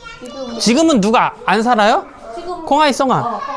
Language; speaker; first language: Korean; native; Korean